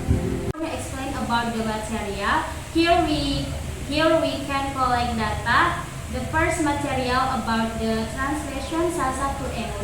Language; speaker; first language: English; non-native, learner; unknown